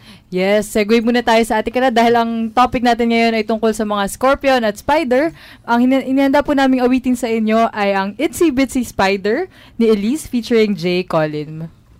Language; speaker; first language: Filipino; native; Filipino